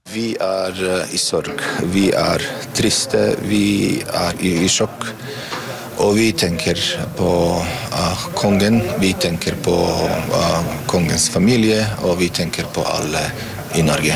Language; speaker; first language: Norwegian; non-native, fluent; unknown